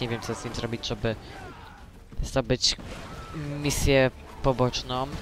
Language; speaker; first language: Polish; native; Polish